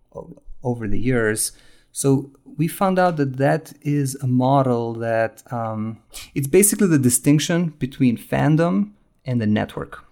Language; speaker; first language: English; non-native, fluent; Albanian